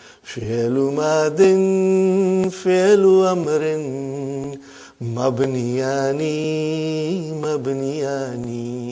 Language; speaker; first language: Arabic; non-native, fluent; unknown